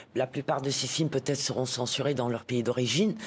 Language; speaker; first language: French; non-native, local second language; Arabic